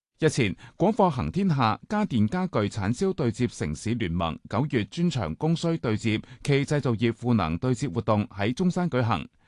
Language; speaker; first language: Chinese; non-native, local second language; Cantonese